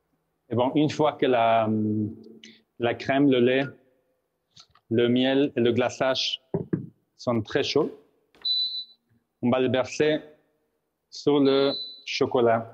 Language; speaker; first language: French; non-native, fluent; Spanish